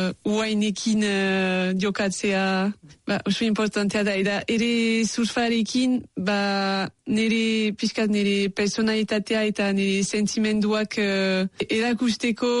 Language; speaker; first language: Basque; non-native, local second language; French